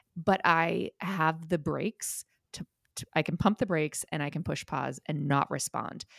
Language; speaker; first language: English; native; English